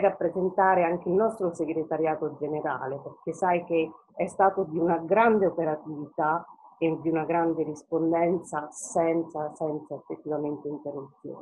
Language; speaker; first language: Italian; native; Italian